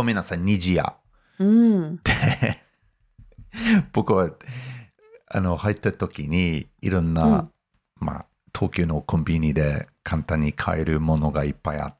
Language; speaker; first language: Japanese; non-native, fluent; English